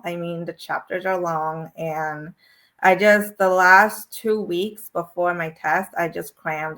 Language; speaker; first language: English; native; English